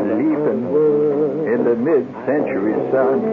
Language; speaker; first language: English; native; English